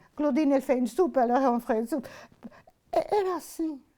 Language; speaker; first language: French; non-native, fluent; Portuguese